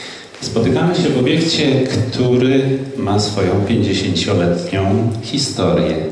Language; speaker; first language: Polish; native; Polish